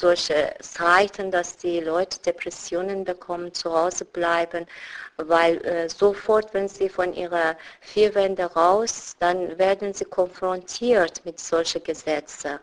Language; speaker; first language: German; non-native, fluent; Persian